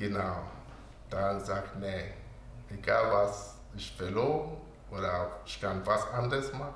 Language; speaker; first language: German; non-native, learner; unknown